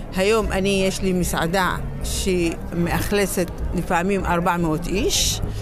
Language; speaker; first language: Hebrew; non-native, local second language; Arabic